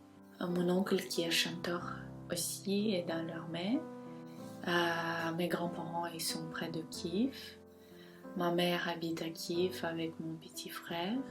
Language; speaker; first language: French; non-native, fluent; Ukrainian